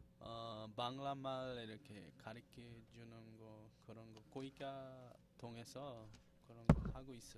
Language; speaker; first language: Korean; non-native, fluent; Bangla